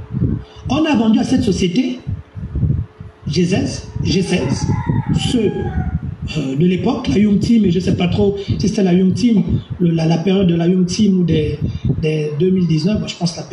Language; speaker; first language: French; native; French